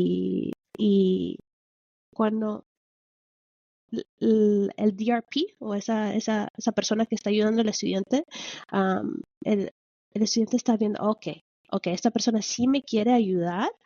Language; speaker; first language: Spanish; early bilingual, heritage; Spanish